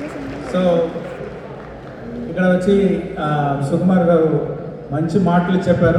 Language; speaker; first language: Telugu; non-native, local second language; Tamil